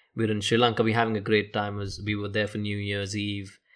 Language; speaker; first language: English; non-native, local second language; Hindi